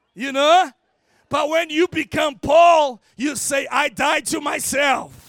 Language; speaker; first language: English; non-native, fluent; Portuguese